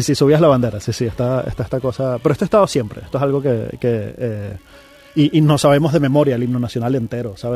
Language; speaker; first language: Spanish; native; Spanish